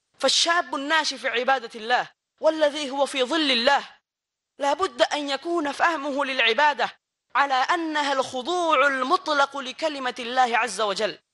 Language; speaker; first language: Arabic; non-native, fluent; Bangla